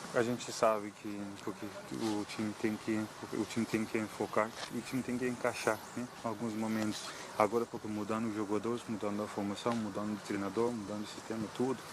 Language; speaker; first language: Portuguese; non-native, fluent; Turkish